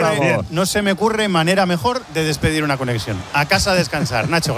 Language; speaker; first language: Spanish; native; Spanish